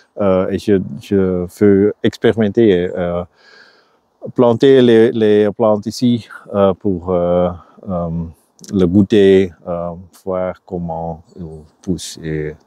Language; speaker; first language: French; non-native, local second language; Dutch